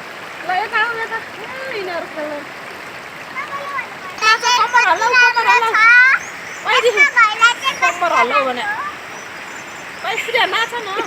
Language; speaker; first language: Nepali; native; Nepali